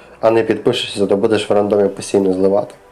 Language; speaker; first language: Ukrainian; native; Ukrainian